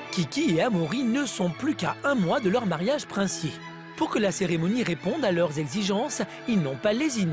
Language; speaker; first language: French; native; French